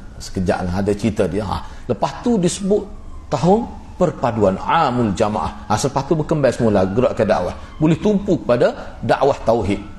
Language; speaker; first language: Malay; native; Malay